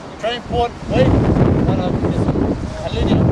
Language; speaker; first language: French; non-native, learner; English